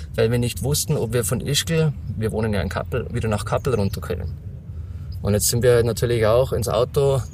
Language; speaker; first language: German; native; German